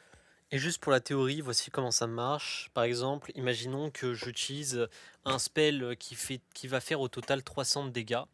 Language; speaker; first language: French; native; French